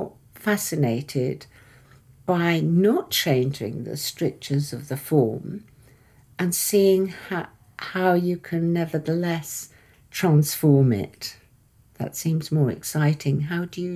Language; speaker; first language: English; early bilingual, other home language; Persian